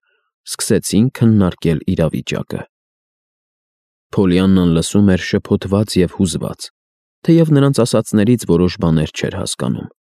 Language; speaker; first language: Armenian; native; Armenian